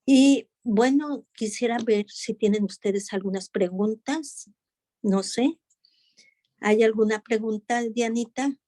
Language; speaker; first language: Spanish; native; Spanish